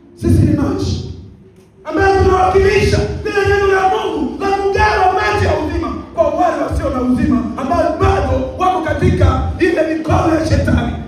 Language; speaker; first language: Swahili; native; Swahili